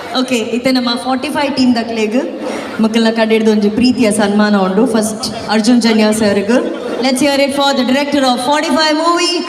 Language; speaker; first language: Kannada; non-native, local second language; Tulu